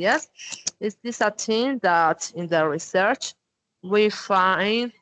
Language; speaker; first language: English; non-native, learner; Spanish